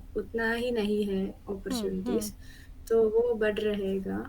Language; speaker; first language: Hindi; non-native, local second language; Malayalam